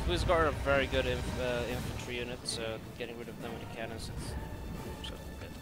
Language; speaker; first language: English; native; English